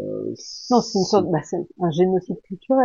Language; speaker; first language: French; native; French